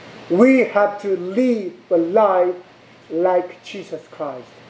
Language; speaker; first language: English; non-native, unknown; Korean